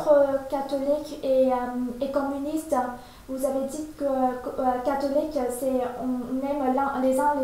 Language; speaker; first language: French; non-native, fluent; Vietnamese